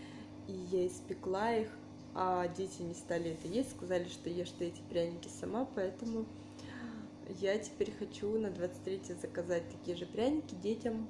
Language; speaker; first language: Russian; native; Russian